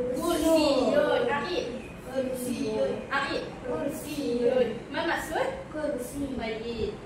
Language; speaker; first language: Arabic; non-native, learner; Malay